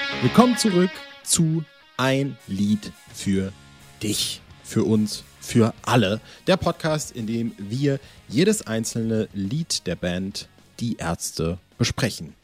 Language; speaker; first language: German; native; German